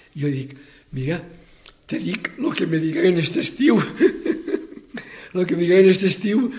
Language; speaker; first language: Catalan; native; Catalan